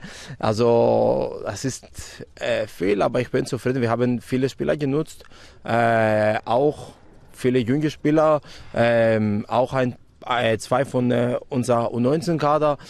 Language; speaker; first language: German; non-native, fluent; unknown